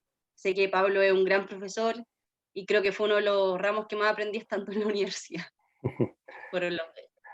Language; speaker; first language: Spanish; native; Spanish